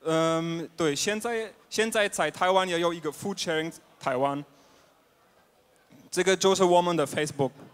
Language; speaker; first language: Chinese; non-native, fluent; German